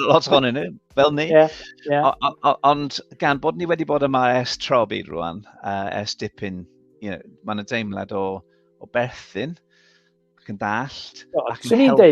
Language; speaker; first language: Welsh; non-native, fluent; English